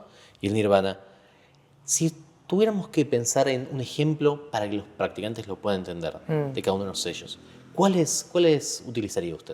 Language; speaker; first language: Spanish; native; Spanish